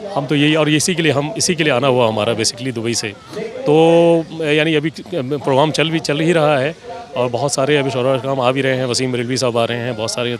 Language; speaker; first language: Hindi; native; Hindi